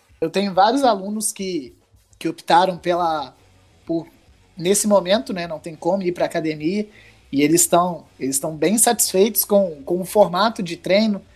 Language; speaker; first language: Portuguese; native; Portuguese